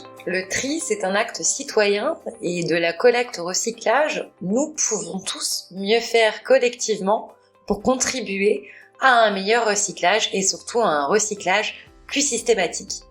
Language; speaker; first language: French; native; French